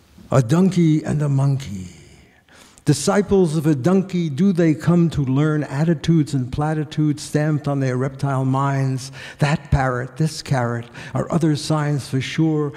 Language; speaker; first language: English; native; English